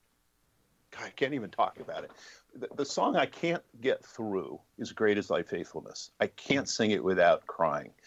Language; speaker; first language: English; native; English